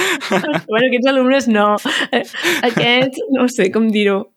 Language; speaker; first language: Catalan; native; Catalan